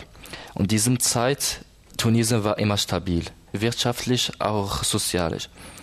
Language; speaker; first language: German; non-native, learner; Arabic